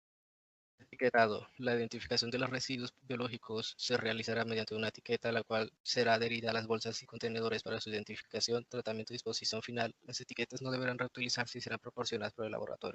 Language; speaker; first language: Spanish; native; Spanish